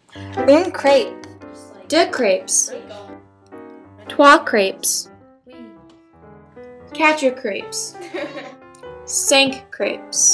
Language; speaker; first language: French; non-native, learner; English